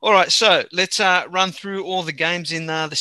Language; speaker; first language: English; native; English